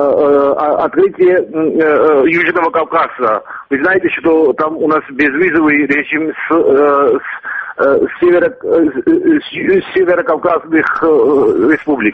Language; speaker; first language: Russian; non-native, fluent; Georgian